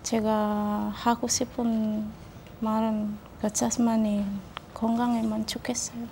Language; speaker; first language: Korean; non-native, learner; Javanese